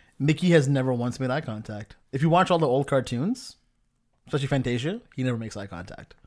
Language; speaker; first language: English; native; English